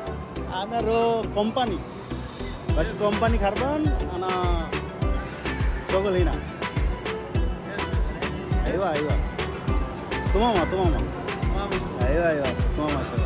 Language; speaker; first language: Arabic; non-native, learner; Bangla